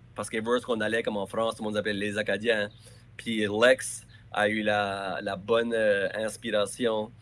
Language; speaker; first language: French; native; French